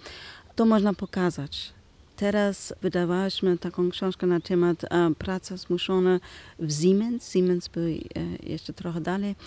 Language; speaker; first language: Polish; non-native, learner; German